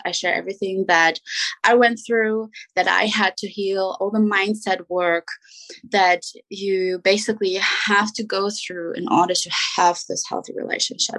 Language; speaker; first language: English; non-native, fluent; German